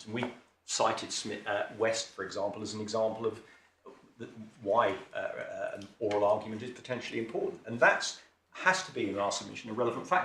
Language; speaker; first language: English; native; English